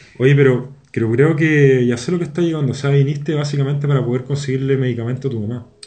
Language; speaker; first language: Spanish; native; Spanish